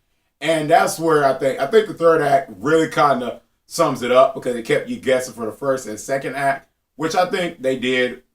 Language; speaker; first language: English; native; English